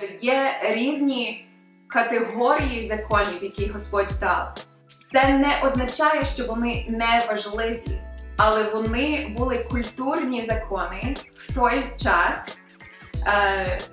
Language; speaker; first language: Ukrainian; early bilingual, other home language; English